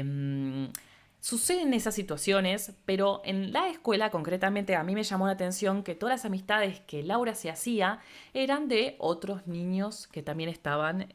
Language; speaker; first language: Spanish; native; Spanish